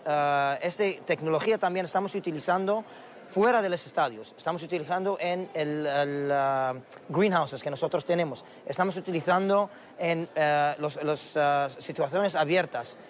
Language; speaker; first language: Spanish; non-native, learner; Arabic